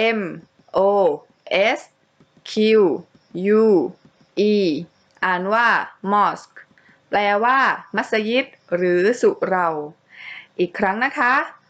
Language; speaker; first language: Thai; native; Thai